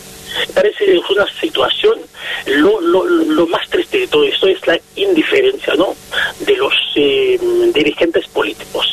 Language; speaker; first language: Spanish; non-native, fluent; Haitian Creole